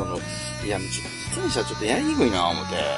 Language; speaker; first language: Japanese; native; Japanese